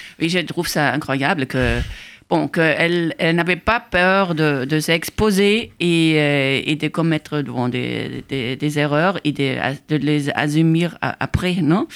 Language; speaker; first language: French; non-native, fluent; German